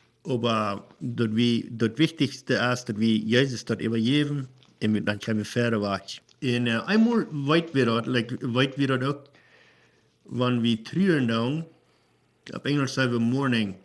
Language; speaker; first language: German; non-native, learner; Plautdietsch